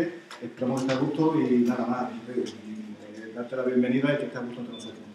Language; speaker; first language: Spanish; native; Spanish